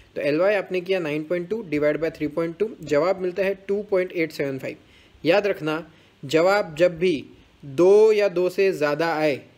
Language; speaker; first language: Hindi; non-native, local second language; Gujarati